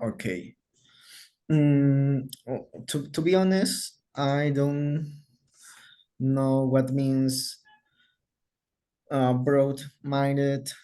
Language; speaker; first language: English; non-native, learner; Spanish